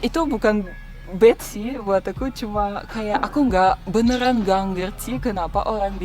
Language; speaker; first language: Indonesian; non-native, fluent; Russian